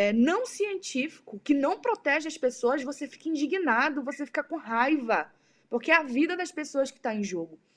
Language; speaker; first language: Portuguese; native; Portuguese